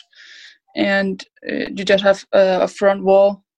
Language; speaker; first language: English; non-native, fluent; Spanish